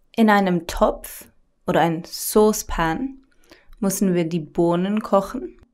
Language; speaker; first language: German; non-native, fluent; English